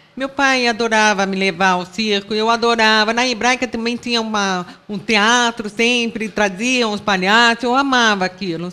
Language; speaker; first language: Portuguese; non-native, local second language; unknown